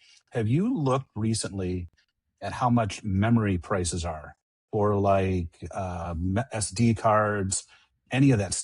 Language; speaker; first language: English; native; English